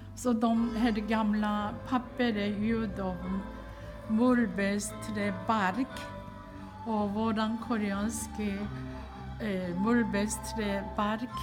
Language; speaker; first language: Swedish; non-native, fluent; Korean